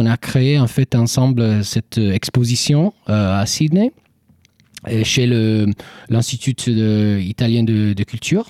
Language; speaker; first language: French; non-native, fluent; Italian